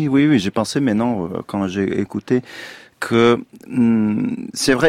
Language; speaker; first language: French; non-native, fluent; Italian